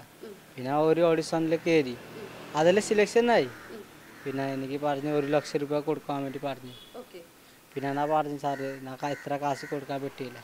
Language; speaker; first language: Malayalam; non-native, local second language; Odia